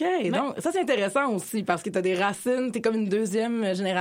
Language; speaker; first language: French; native; French